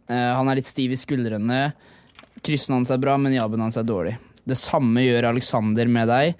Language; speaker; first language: Norwegian; native; Norwegian